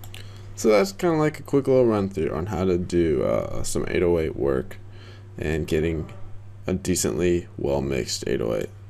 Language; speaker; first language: English; native; English